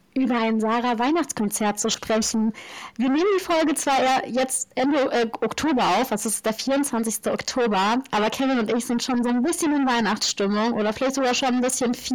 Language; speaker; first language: German; native; German